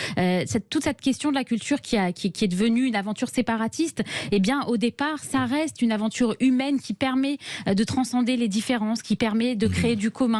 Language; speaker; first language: French; native; French